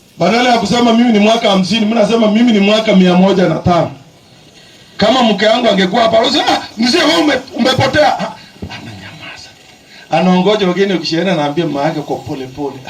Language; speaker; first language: Swahili; non-native, local second language; Kalenjin